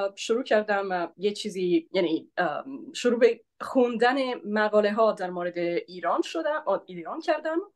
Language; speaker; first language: Persian; non-native, fluent; Italian